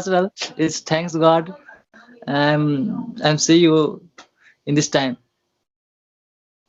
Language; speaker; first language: English; non-native, learner; Hindi